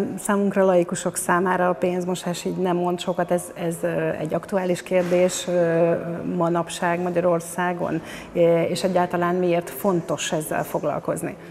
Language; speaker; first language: Hungarian; native; Hungarian